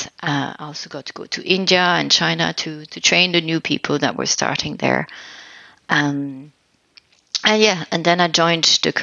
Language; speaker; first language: English; non-native, fluent; French